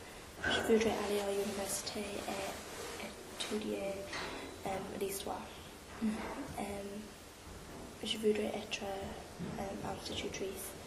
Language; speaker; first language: French; non-native, learner; English